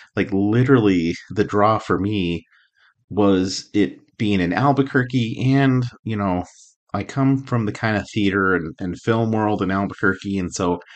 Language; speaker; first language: English; native; English